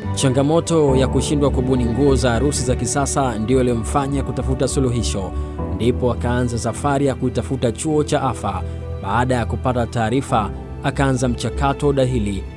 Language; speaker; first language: Swahili; native; Swahili